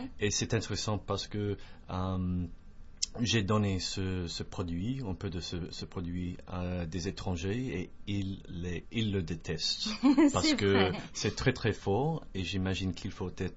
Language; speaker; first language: French; non-native, fluent; English